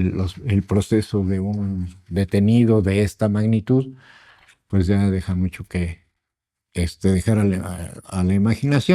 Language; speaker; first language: Spanish; native; Spanish